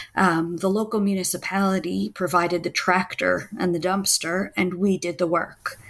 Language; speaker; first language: English; native; English